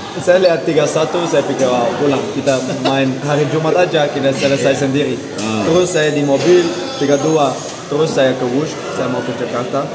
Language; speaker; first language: Indonesian; non-native, fluent; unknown